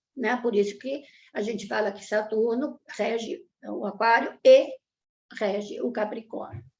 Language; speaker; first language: Portuguese; early bilingual, other home language; Italian